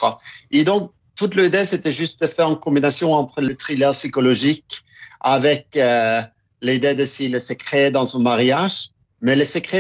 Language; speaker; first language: French; non-native, fluent; Norwegian